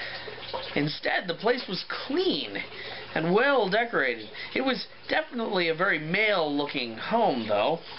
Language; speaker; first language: English; native; English